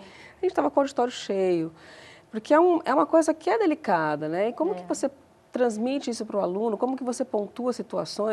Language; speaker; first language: Portuguese; native; Portuguese